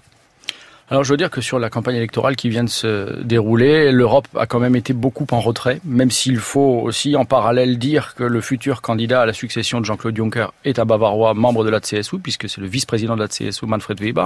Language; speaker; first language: French; native; French